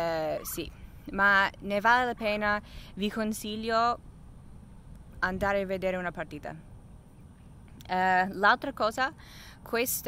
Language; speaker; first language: Italian; non-native, fluent; English